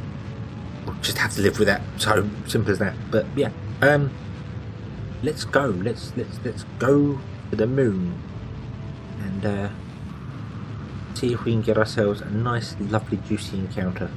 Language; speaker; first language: English; native; English